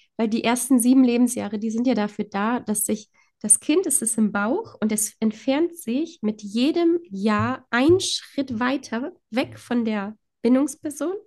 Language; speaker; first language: German; early bilingual, other home language; Polish